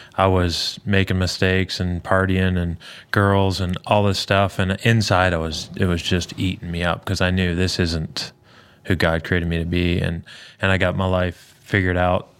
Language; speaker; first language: English; native; English